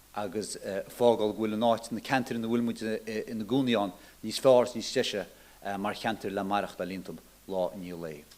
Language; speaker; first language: Irish; native; Irish